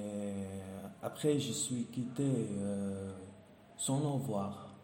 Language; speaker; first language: French; non-native, learner; Arabic